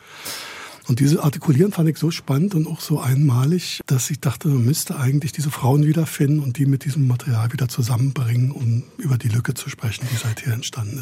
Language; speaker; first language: German; native; German